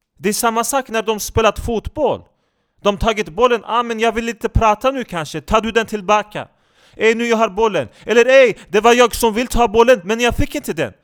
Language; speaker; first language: Swedish; non-native, fluent; Turkish